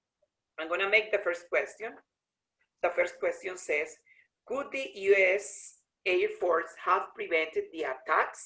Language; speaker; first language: English; non-native, learner; Spanish